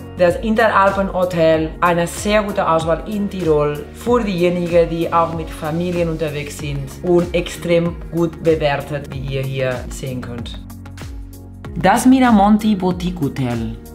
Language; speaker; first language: German; non-native, learner; Catalan